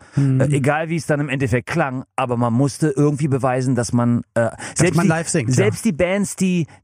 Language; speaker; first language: German; non-native, fluent; English